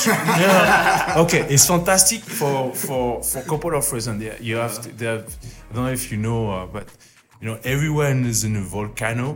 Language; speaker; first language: English; non-native, learner; French